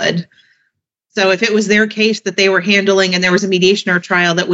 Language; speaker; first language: English; native; English